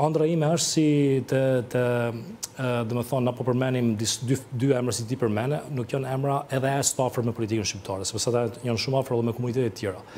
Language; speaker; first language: Albanian; early bilingual, heritage; Albanian